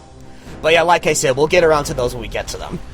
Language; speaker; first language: English; native; English